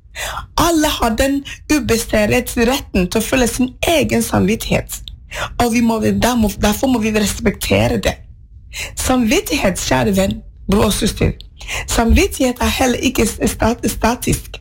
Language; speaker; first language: Norwegian; non-native, fluent; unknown